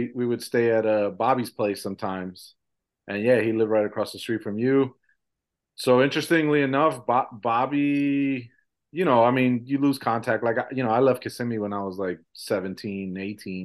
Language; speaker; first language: English; early bilingual, other home language; Spanish